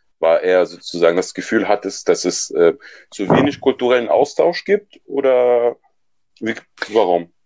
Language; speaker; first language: German; native; German